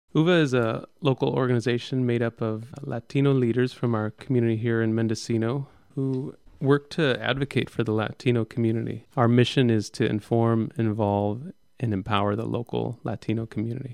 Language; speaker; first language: English; native; English